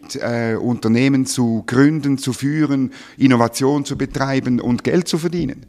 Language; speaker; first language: German; native; German